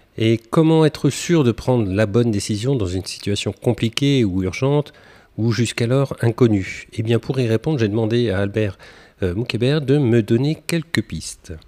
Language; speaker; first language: French; native; French